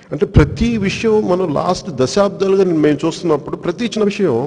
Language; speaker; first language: Telugu; native; Telugu